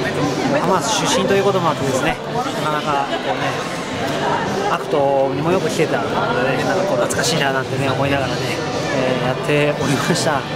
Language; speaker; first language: Japanese; native; Japanese